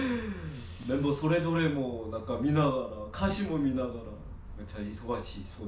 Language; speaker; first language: Japanese; non-native, learner; Korean